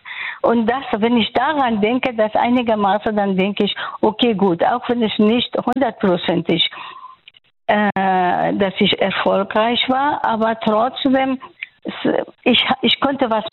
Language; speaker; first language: German; non-native, fluent; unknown